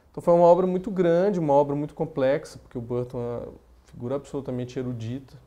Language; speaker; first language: Portuguese; native; Portuguese